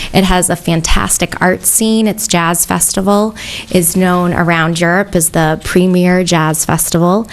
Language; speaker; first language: English; native; English